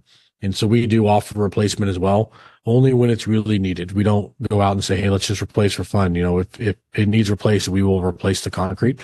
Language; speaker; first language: English; native; English